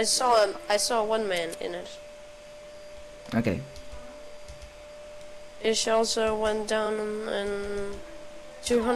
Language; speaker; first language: English; non-native, fluent; Danish